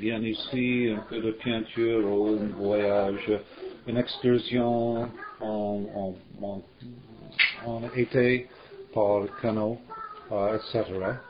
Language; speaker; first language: French; non-native, learner; English